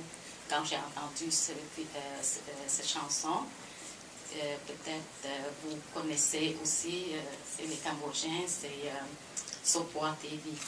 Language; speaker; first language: French; non-native, fluent; Khmer